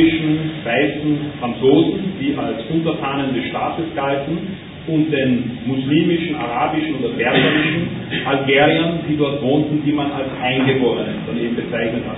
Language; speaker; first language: German; native; German